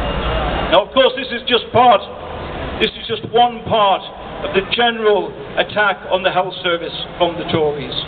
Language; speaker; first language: English; native; English